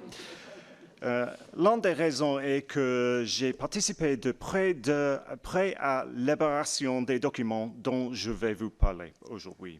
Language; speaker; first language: French; non-native, learner; English